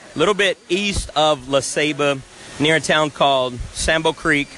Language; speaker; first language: English; native; English